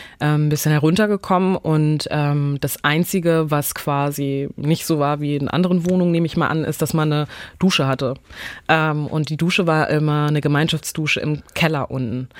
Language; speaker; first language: German; early bilingual, other home language; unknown